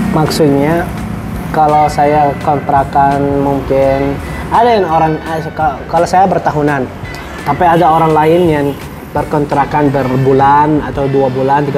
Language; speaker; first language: Indonesian; non-native, fluent; Arabic